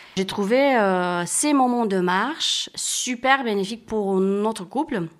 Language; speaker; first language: French; non-native, fluent; Romanian